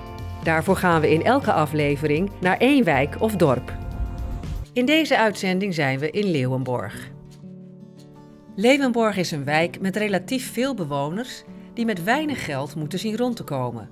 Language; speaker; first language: Dutch; native; Dutch